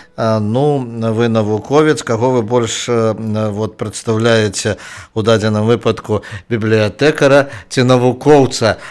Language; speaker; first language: Belarusian; native; Belarusian